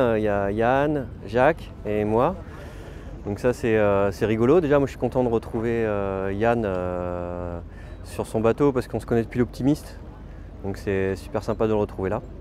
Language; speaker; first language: French; native; French